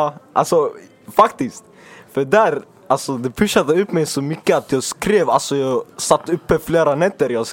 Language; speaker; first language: Swedish; early bilingual, other home language; Finnish